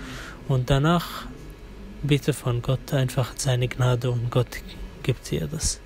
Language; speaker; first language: German; non-native, fluent; Arabic